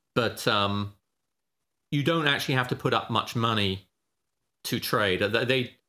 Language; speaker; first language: English; native; English